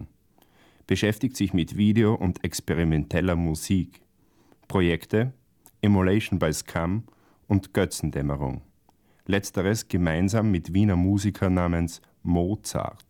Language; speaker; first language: German; native; German